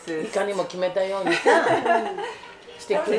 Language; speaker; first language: Japanese; native; Japanese